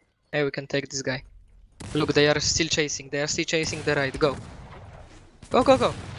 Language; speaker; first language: English; non-native, fluent; Polish